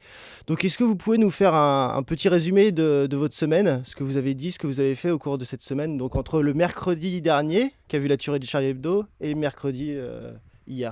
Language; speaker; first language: French; native; French